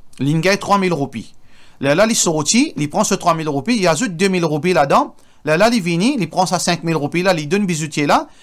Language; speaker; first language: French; non-native, local second language; Morisyen